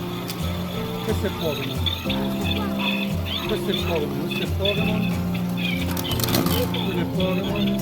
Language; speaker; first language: Italian; early bilingual, other home language; Sinhala